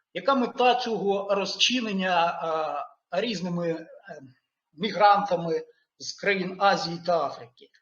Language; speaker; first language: Ukrainian; native; Ukrainian